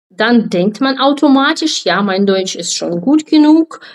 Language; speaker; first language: German; non-native, fluent; Ukrainian